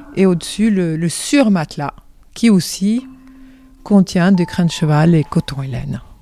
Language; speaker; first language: French; non-native, fluent; Swedish